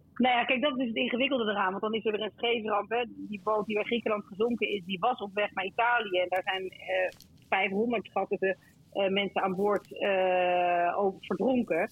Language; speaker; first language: Dutch; native; Dutch